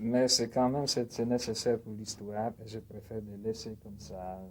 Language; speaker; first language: French; non-native, fluent; Polish